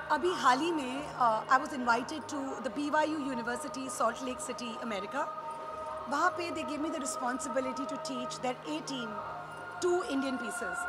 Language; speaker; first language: Hindi; native; Hindi